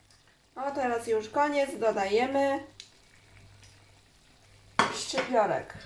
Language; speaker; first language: Polish; non-native, learner; Chinese